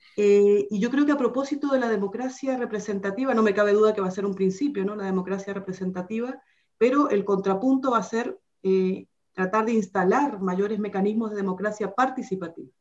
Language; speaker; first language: Spanish; native; Spanish